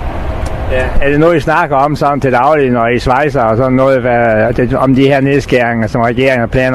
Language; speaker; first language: Danish; native; Danish